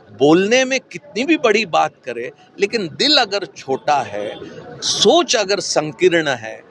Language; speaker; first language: Hindi; non-native, local second language; Marathi